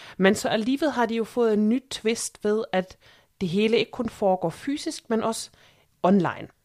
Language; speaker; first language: Danish; native; Danish